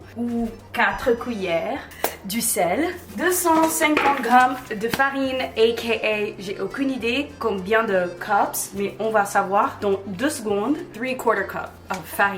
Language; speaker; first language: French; non-native, fluent; English